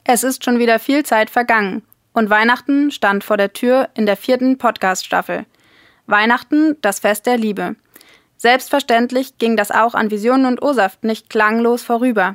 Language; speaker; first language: German; native; German